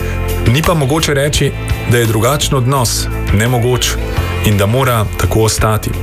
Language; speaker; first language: Slovenian; native; Slovenian